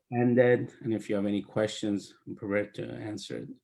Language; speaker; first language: English; non-native, fluent; Persian